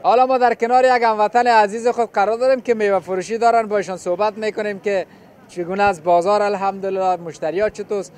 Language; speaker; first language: Persian; native; Persian